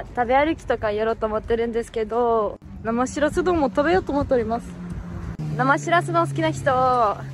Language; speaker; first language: Japanese; non-native, fluent; French